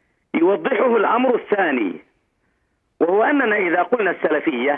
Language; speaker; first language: Arabic; native; Arabic